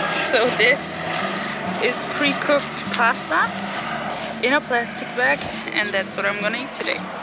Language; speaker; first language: English; non-native, fluent; German